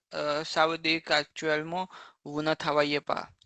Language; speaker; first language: French; non-native, fluent; Hindi